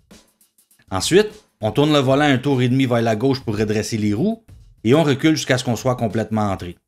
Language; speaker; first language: French; native; French